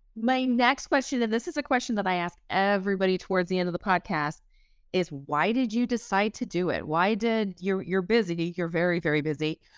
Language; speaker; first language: English; native; English